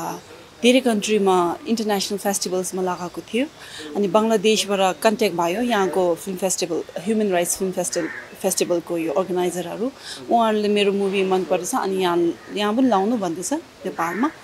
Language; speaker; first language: Nepali; non-native, fluent; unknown